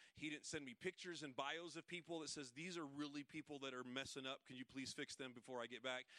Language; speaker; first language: English; native; English